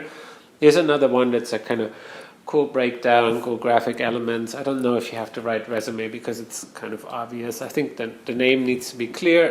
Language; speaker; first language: English; non-native, fluent; German